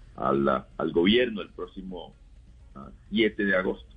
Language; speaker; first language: Spanish; native; Spanish